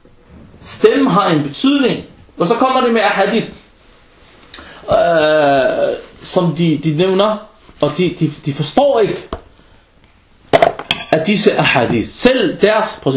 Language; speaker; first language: Danish; early bilingual, other home language; Arabic